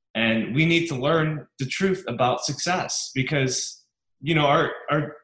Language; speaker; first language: English; native; English